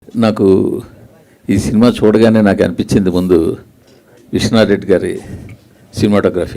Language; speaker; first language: Telugu; native; Telugu